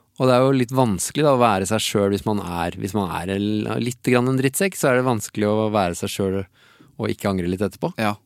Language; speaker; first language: Norwegian; native; Norwegian